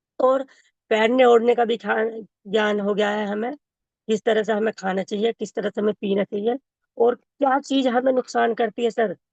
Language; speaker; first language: Hindi; native; Hindi